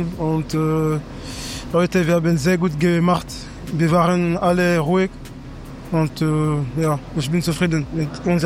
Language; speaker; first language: German; non-native, fluent; French